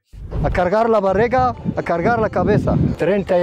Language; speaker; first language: Spanish; non-native, learner; Arabic